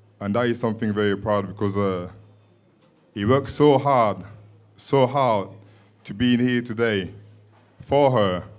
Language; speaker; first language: English; non-native, fluent; French